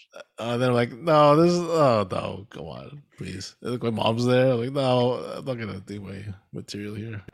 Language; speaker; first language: English; early bilingual, other home language; Filipino